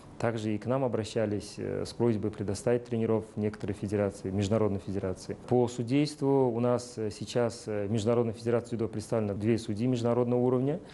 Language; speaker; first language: Russian; non-native, local second language; Uzbek